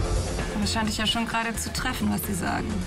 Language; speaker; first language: German; native; German